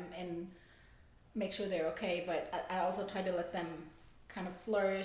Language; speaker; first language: English; non-native, fluent; German